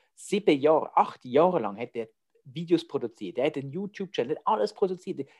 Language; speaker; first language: German; native; German